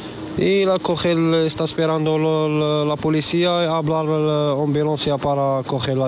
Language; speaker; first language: Spanish; non-native, learner; Arabic